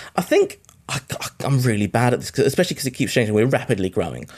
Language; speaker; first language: English; native; English